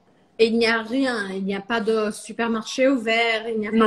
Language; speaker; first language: French; non-native, fluent; Portuguese